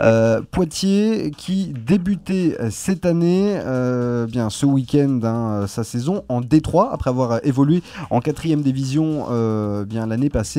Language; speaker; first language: French; native; French